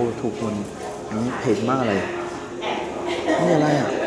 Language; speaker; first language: Thai; non-native, learner; Chinese